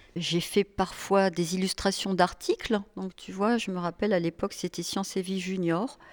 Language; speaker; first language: French; native; French